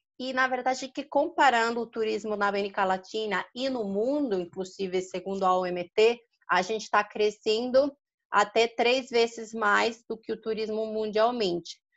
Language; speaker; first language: Portuguese; non-native, fluent; Spanish